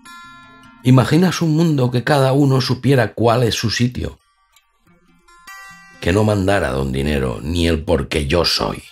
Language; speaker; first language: Spanish; native; Spanish